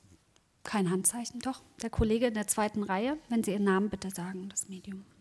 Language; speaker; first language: German; native; German